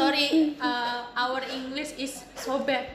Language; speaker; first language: English; non-native, learner; Indonesian